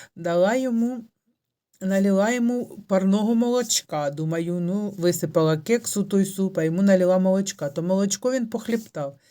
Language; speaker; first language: Ukrainian; native; Ukrainian